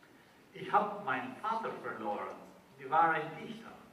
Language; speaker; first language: German; non-native, fluent; Albanian